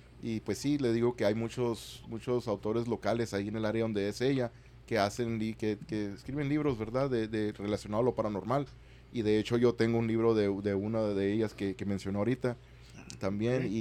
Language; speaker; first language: Spanish; early bilingual, heritage; Spanish